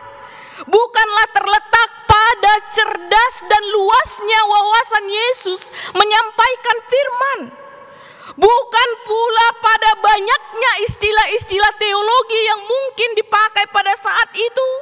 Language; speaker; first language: Indonesian; native; Indonesian